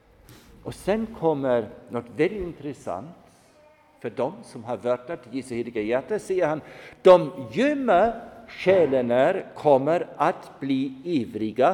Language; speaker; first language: Swedish; non-native, fluent; German